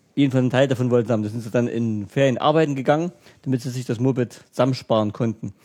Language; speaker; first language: German; native; German